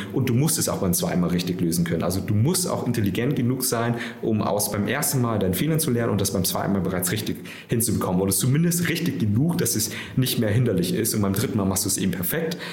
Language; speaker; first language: German; early bilingual, other home language; Vietnamese